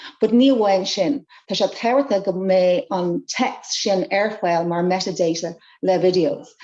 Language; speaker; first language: Irish; non-native, local second language; English